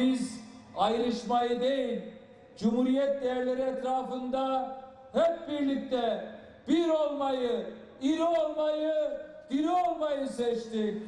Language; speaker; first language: Turkish; native; Turkish